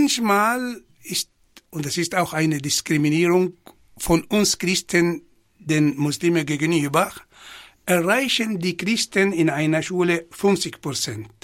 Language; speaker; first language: German; non-native, fluent; Arabic